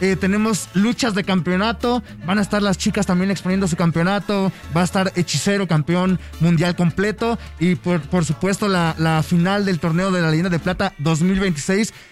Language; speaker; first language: Spanish; native; Spanish